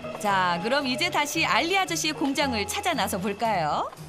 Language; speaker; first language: Korean; native; Korean